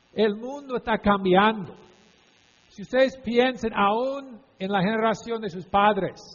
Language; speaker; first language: Spanish; non-native, fluent; English